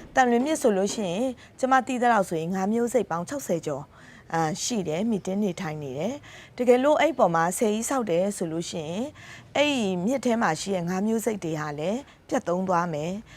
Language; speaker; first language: Burmese; non-native, local second language; S'gaw Karen